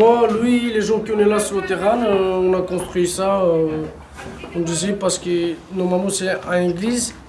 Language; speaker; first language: French; non-native, learner; Romanian